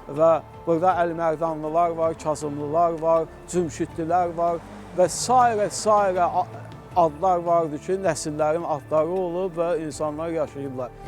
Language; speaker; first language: Azerbaijani; native; Azerbaijani